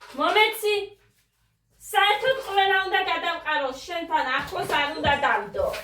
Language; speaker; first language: Georgian; native; Georgian